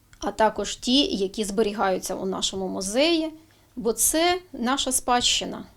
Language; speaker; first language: Ukrainian; native; Ukrainian